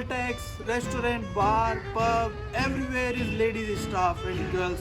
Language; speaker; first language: English; non-native, learner; Hindi